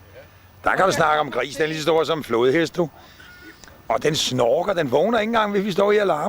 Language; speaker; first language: Danish; native; Danish